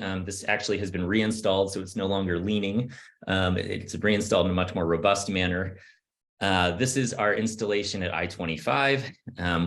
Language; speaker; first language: English; native; English